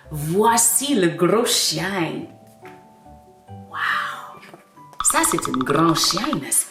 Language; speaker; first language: French; non-native, fluent; English